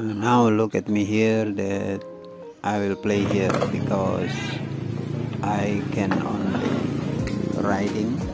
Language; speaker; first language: English; non-native, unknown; Indonesian